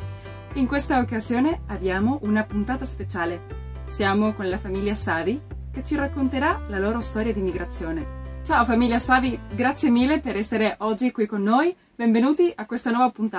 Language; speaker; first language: Italian; non-native, fluent; Spanish